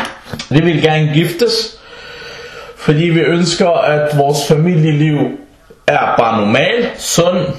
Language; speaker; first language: Danish; non-native, local second language; Arabic